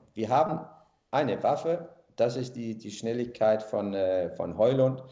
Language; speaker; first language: German; non-native, fluent; Danish